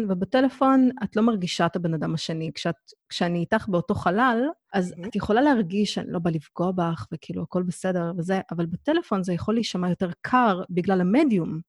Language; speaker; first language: Hebrew; native; Hebrew